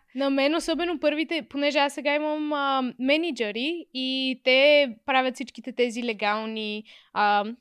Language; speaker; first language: Bulgarian; native; Bulgarian